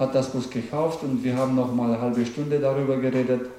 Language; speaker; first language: German; non-native, learner; Romanian